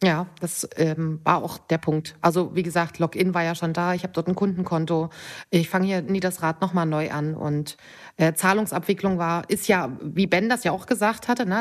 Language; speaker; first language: German; native; German